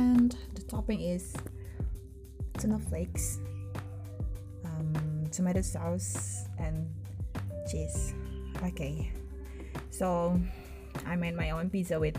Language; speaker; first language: English; non-native, learner; Indonesian